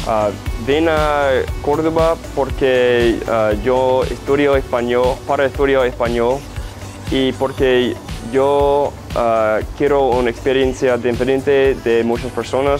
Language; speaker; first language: Spanish; non-native, learner; English